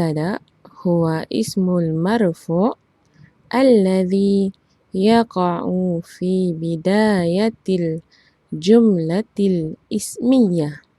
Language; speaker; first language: Arabic; non-native, fluent; Malay